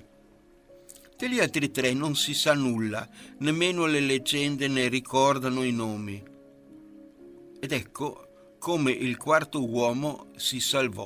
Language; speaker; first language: Italian; non-native, fluent; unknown